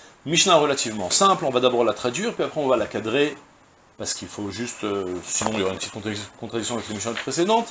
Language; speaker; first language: French; native; French